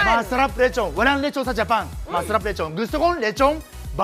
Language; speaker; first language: Filipino; non-native, learner; Japanese